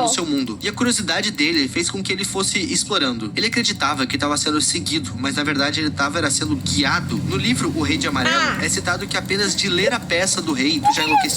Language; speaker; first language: Portuguese; native; Portuguese